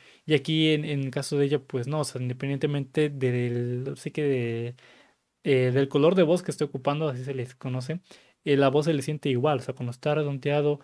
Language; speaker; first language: Spanish; native; Spanish